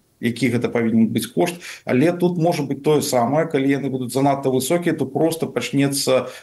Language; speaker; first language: Belarusian; non-native, local second language; Russian